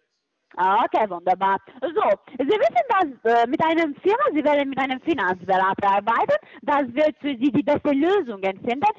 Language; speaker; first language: German; non-native, fluent; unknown